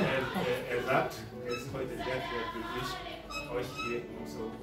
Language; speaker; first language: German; non-native, fluent; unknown